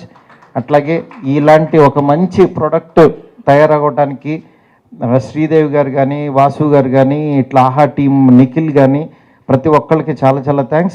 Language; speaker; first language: Telugu; native; Telugu